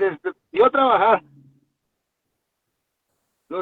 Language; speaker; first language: Spanish; native; Spanish